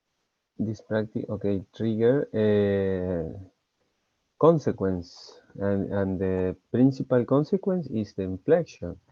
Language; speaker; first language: English; non-native, learner; Spanish